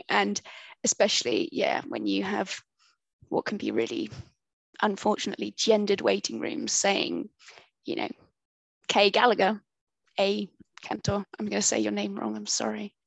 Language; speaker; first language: English; native; English